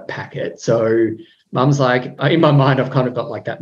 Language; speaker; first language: English; native; English